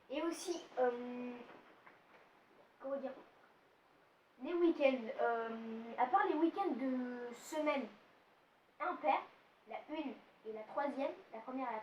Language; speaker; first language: French; native; French